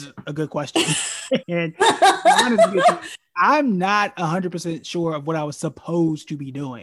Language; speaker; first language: English; native; English